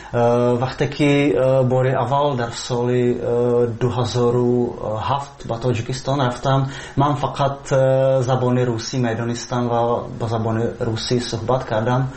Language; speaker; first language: Persian; non-native, fluent; Czech